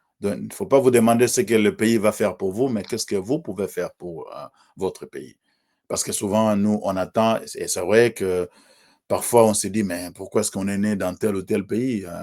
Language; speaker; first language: French; non-native, local second language; Swahili